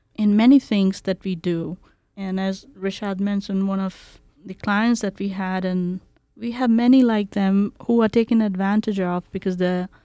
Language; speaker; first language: English; non-native, local second language; Bangla